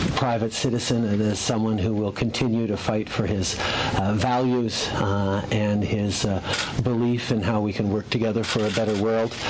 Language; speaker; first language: English; early bilingual, other home language; French